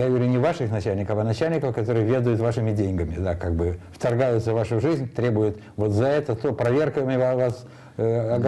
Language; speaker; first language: Russian; native; Russian